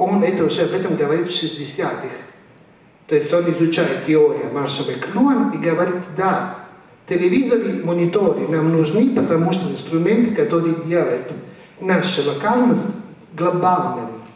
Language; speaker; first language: Russian; non-native, fluent; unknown